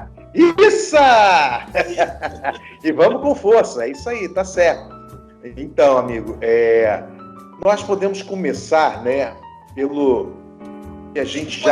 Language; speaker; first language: Portuguese; native; Portuguese